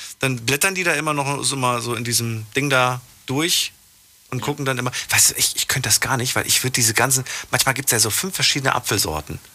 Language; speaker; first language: German; native; German